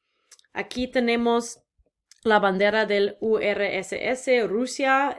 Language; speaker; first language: Spanish; non-native, fluent; English